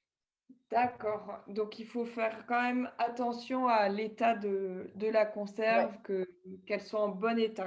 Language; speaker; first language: French; native; French